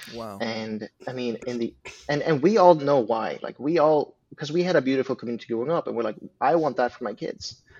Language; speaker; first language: English; non-native, fluent; Swedish